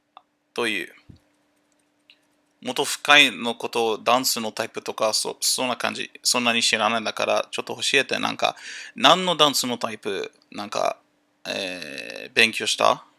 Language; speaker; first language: Japanese; non-native, learner; English